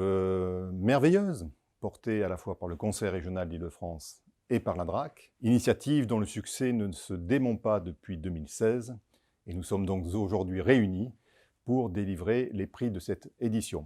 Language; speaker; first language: French; native; French